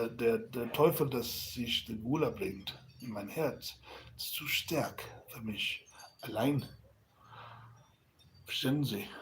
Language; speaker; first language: German; non-native, learner; Spanish